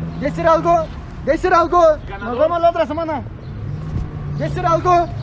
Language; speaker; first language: Spanish; non-native, learner; Turkish